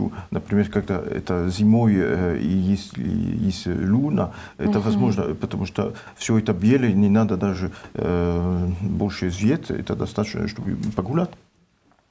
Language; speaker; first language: Russian; non-native, learner; French